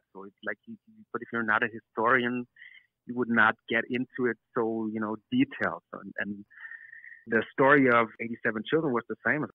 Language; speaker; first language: English; non-native, fluent; German